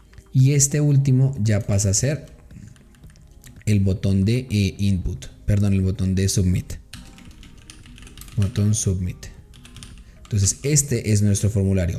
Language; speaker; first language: Spanish; native; Spanish